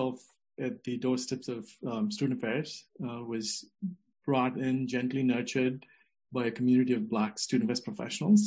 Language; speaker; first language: English; non-native, local second language; Telugu